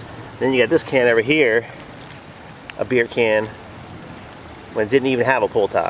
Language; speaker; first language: English; native; English